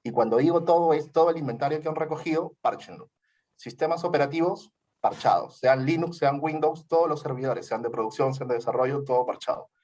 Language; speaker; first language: Spanish; native; Spanish